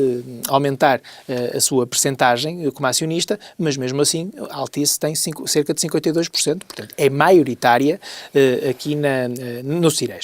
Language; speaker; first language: Portuguese; native; Portuguese